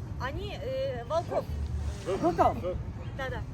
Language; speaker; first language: Russian; non-native, learner; Turkish